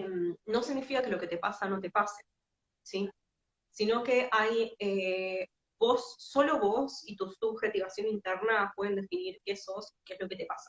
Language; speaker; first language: Spanish; native; Spanish